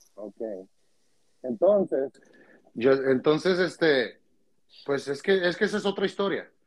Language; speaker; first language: Spanish; early bilingual, heritage; Spanish